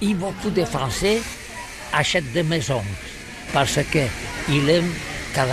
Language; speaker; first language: French; non-native, learner; Catalan